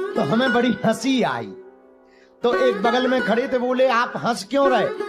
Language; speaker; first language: Hindi; native; Hindi